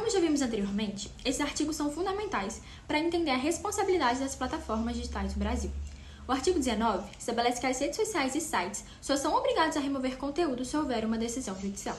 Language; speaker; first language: Portuguese; native; Portuguese